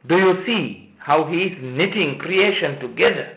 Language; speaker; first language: English; non-native, local second language; Sinhala